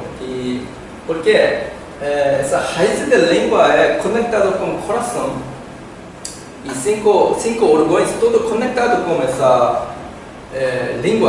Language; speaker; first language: Portuguese; non-native, learner; Korean